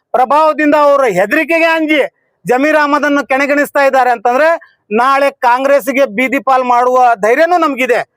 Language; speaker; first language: Kannada; non-native, local second language; Urdu